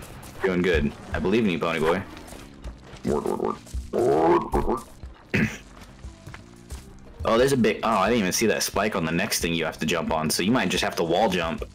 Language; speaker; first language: English; native; English